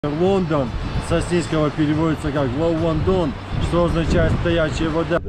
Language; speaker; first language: Russian; native; Russian